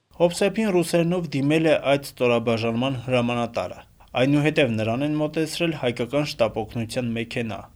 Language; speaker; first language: Armenian; native; Armenian